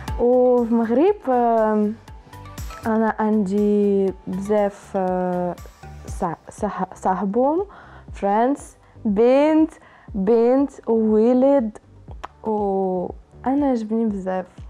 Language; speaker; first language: Arabic; non-native, learner; Russian